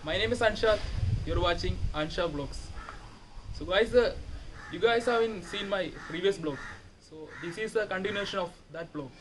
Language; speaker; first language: English; non-native, local second language; Malayalam